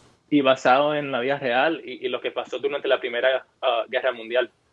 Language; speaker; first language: Spanish; early bilingual, heritage; Spanish